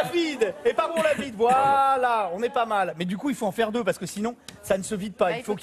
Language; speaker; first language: French; native; French